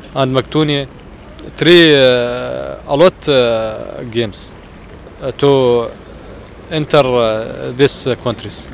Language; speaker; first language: English; non-native, learner; Arabic